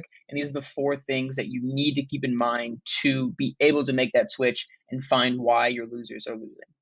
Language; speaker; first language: English; native; English